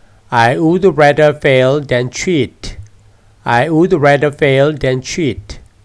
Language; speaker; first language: English; non-native, fluent; Korean